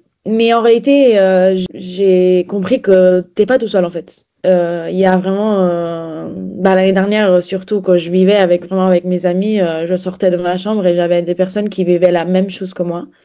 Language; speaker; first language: French; non-native, fluent; Italian